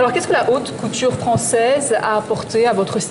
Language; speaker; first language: French; native; French